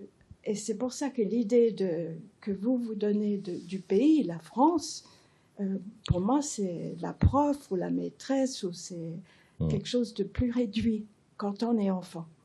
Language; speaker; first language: French; early bilingual, heritage; English